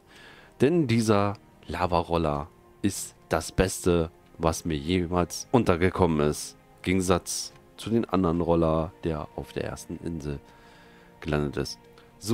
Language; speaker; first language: German; native; German